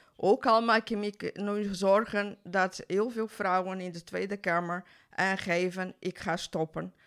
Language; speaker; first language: Dutch; non-native, fluent; Portuguese